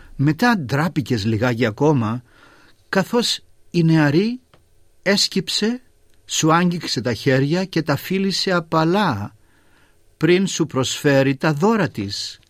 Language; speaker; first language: Greek; native; Greek